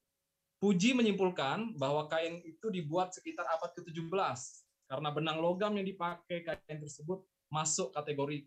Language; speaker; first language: Indonesian; native; Indonesian